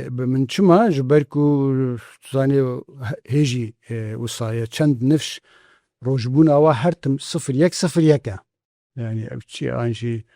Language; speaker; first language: Kurdish; native; Kurdish